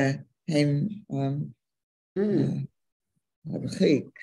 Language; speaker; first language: Hebrew; non-native, learner; English